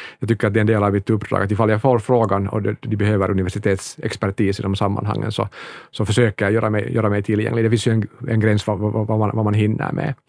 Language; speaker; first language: Swedish; native; Swedish